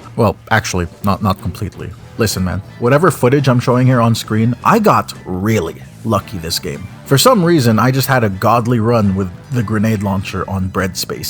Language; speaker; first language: English; native; English